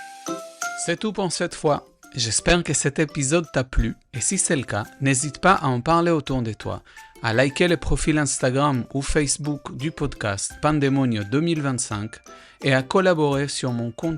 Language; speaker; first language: French; non-native, fluent; Spanish